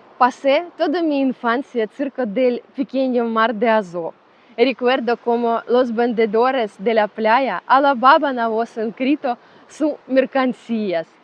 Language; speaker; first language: Spanish; non-native, learner; Ukrainian